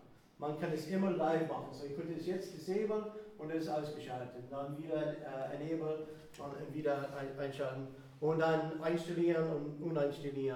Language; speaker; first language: German; non-native, fluent; English